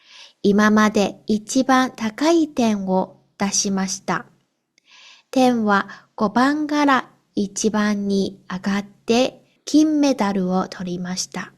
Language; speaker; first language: Japanese; non-native, fluent; Cantonese